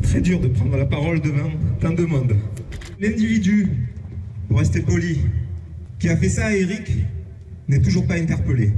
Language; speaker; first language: French; native; French